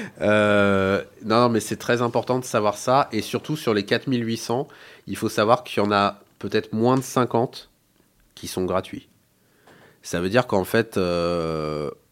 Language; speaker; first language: French; native; French